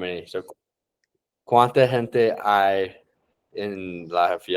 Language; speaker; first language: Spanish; non-native, learner; English